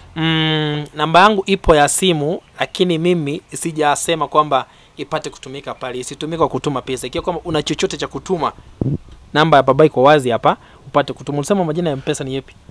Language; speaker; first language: Swahili; non-native, local second language; Gusii